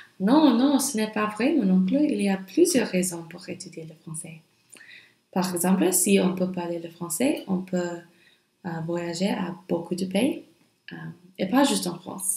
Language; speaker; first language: French; non-native, learner; English